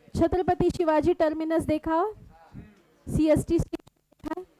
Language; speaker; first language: Hindi; non-native, local second language; Marathi